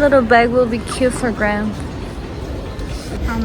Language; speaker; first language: English; non-native, learner; Korean